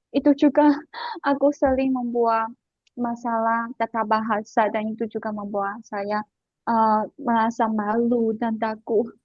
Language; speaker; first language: Indonesian; non-native, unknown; Chinese